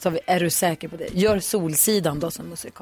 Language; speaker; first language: Swedish; native; Swedish